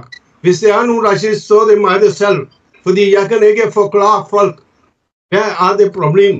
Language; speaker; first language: Danish; non-native, fluent; Urdu